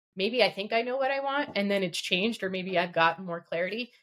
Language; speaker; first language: English; early bilingual, other home language; Russian